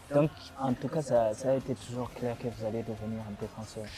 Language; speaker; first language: French; non-native, local second language; Rundi